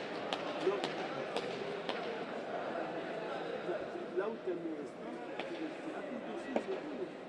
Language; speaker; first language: French; native; French